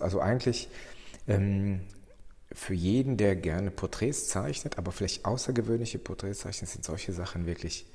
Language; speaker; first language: German; native; German